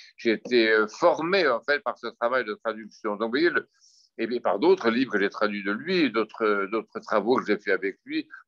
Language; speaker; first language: French; native; French